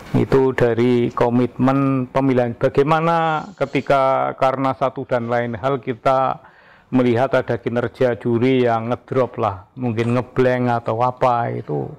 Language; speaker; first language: Indonesian; non-native, local second language; Javanese